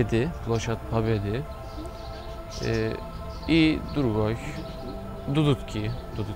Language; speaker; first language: Russian; non-native, learner; Turkish